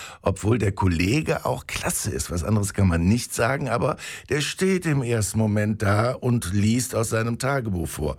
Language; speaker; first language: German; native; German